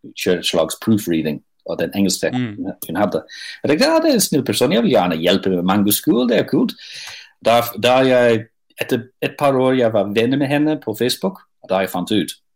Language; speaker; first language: Norwegian; non-native, fluent; English